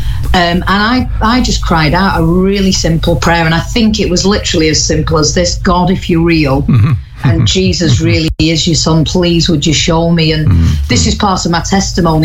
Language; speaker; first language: English; native; English